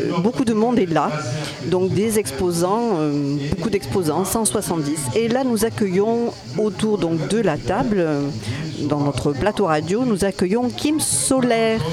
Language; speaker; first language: French; native; French